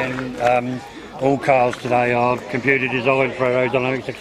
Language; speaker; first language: English; native; English